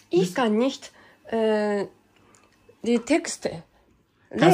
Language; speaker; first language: German; non-native, learner; Japanese